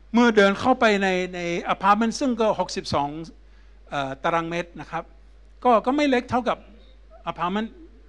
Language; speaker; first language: Thai; non-native, fluent; English